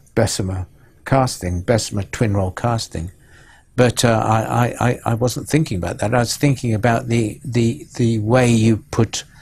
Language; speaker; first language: English; native; English